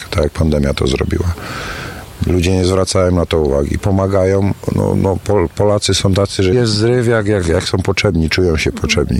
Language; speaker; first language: Polish; native; Polish